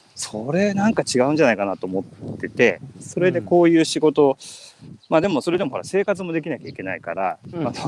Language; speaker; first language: Japanese; native; Japanese